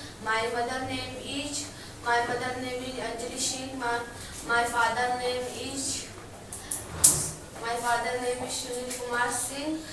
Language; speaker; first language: English; non-native, learner; Hindi